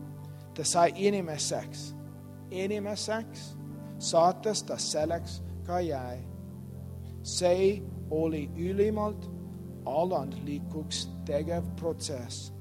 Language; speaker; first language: Estonian; non-native, learner; English